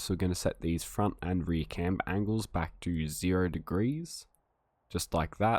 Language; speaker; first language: English; native; English